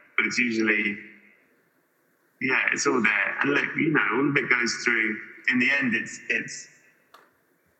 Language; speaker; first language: English; native; English